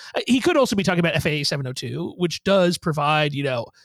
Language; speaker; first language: English; native; English